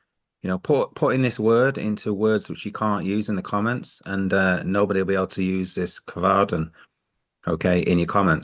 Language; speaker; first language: English; native; English